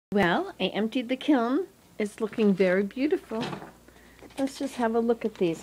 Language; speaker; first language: English; native; English